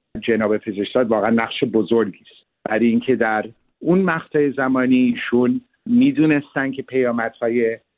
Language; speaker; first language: Persian; early bilingual, heritage; Persian